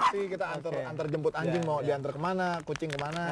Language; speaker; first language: Indonesian; native; Indonesian